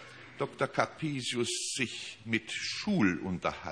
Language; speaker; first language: German; native; German